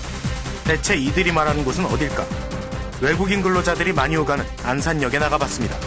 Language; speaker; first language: Korean; native; Korean